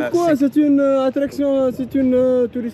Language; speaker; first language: French; non-native, learner; Arabic